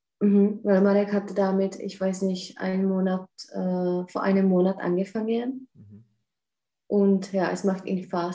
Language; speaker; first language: German; non-native, fluent; Czech